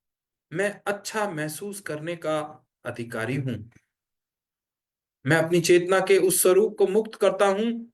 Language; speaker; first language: Hindi; native; Hindi